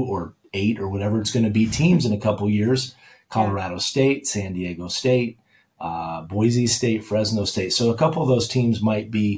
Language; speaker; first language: English; native; English